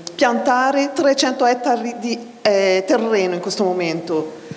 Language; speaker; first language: Italian; non-native, fluent; Malagasy